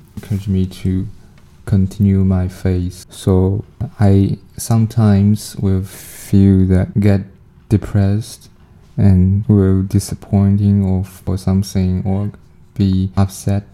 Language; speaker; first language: English; non-native, learner; Chinese